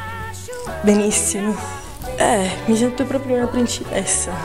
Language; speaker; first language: Italian; native; Italian